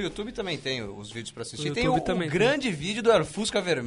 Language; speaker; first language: Portuguese; native; Portuguese